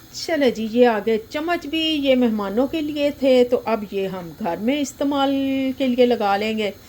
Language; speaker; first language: Urdu; non-native, local second language; Punjabi